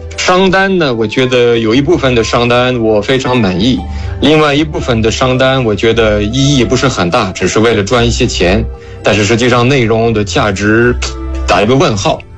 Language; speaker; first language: Chinese; non-native, fluent; French